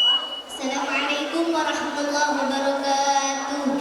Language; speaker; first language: Arabic; non-native, learner; Indonesian